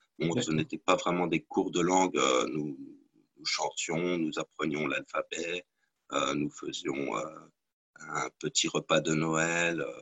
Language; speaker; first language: French; native; French